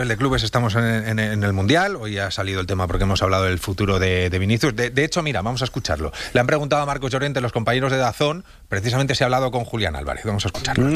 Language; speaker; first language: Spanish; native; Spanish